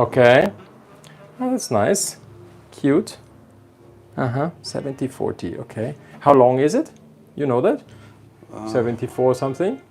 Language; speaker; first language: English; non-native, fluent; German